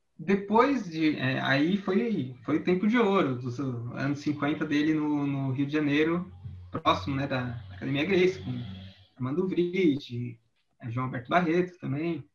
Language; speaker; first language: Portuguese; native; Portuguese